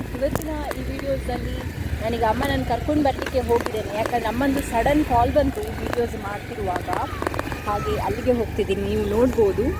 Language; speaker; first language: Kannada; non-native, local second language; Tulu